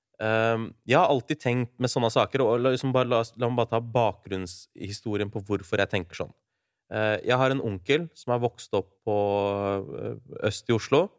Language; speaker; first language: Norwegian; early bilingual, other home language; Urdu